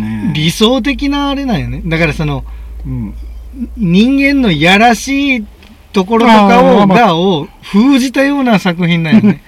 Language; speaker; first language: Japanese; native; Japanese